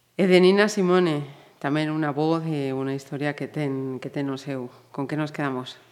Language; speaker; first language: Galician; non-native, local second language; Spanish